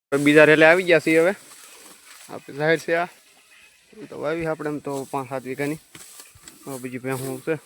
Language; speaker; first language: Gujarati; native; Gujarati